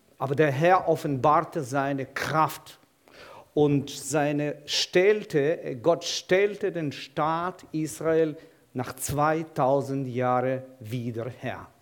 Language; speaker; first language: German; non-native, fluent; Russian